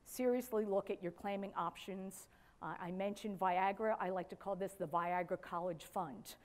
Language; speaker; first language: English; native; English